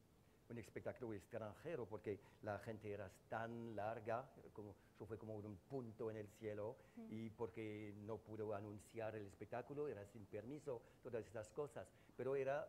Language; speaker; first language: Spanish; non-native, fluent; French